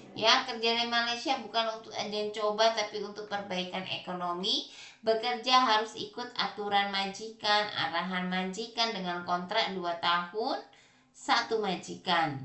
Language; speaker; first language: Indonesian; native; Indonesian